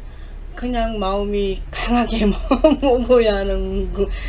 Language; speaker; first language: Korean; non-native, learner; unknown